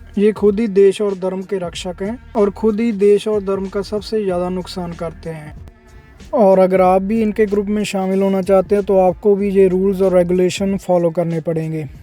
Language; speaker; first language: Hindi; non-native, local second language; Punjabi